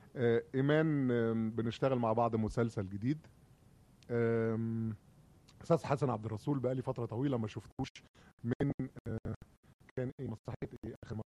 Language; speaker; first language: Egyptian Arabic; native; Egyptian Arabic